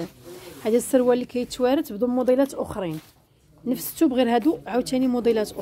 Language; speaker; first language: Arabic; native; Arabic